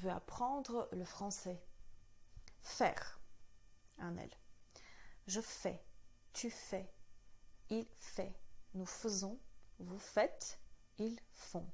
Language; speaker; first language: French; non-native, fluent; Armenian